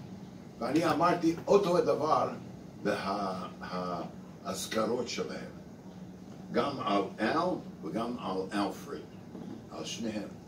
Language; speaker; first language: Hebrew; non-native, fluent; English